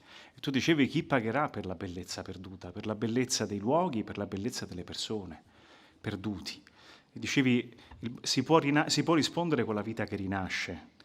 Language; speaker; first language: Italian; native; Italian